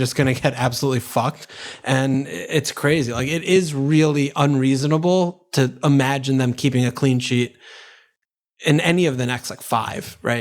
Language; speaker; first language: English; native; English